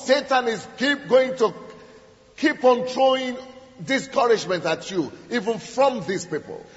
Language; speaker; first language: English; non-native, local second language; Yoruba